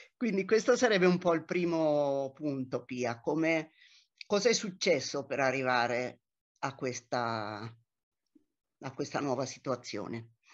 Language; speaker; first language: Italian; native; Italian